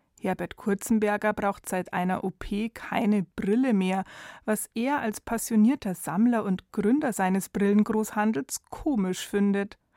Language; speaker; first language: German; native; German